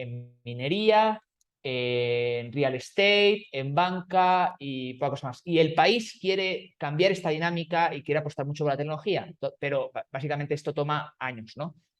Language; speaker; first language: Spanish; native; Spanish